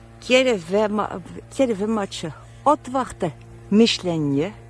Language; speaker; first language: Polish; non-native, learner; Dutch